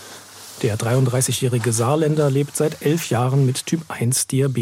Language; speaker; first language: German; native; German